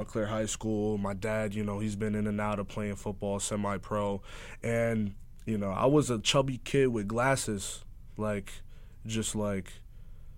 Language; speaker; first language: English; native; English